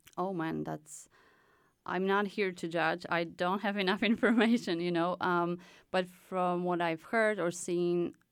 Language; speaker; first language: English; non-native, fluent; Polish